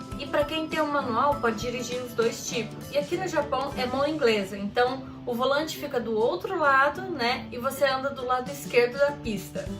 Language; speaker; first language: Portuguese; native; Portuguese